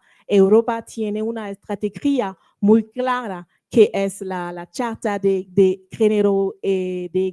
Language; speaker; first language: Spanish; non-native, learner; French